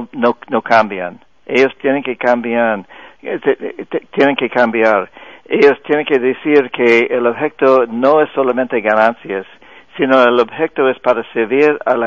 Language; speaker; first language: Spanish; non-native, fluent; English